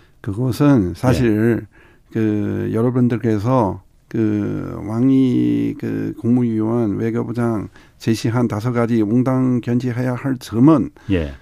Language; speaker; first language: Korean; non-native, fluent; Chinese